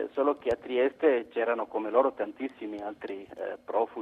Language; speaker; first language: Italian; early bilingual, other home language; Croatian